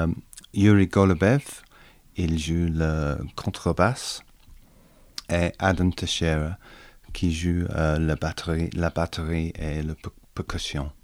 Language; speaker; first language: French; non-native, learner; English